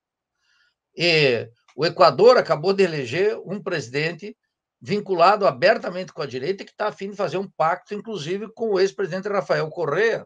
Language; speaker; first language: Portuguese; native; Portuguese